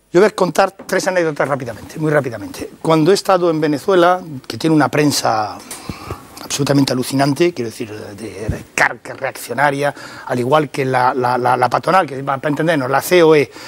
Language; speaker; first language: Spanish; early bilingual, other home language; French